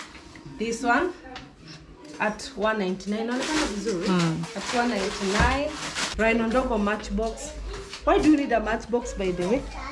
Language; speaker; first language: English; non-native, local second language; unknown